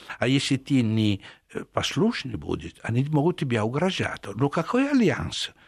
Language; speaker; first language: Russian; non-native, fluent; Italian